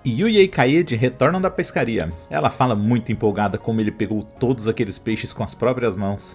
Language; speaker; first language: Portuguese; native; Portuguese